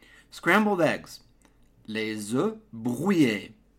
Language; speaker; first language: French; non-native, fluent; English